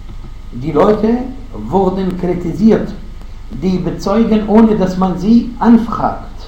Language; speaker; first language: German; non-native, fluent; Arabic